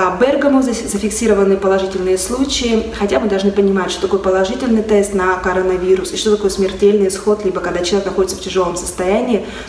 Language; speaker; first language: Russian; native; Russian